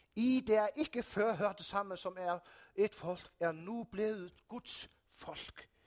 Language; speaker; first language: Danish; non-native, local second language; Faroese